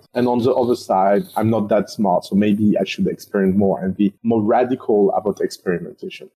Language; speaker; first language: English; non-native, fluent; French